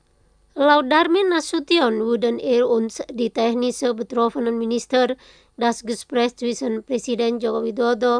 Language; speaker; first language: German; non-native, learner; Indonesian